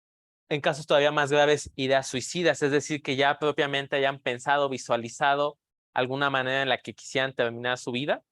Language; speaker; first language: Spanish; native; Spanish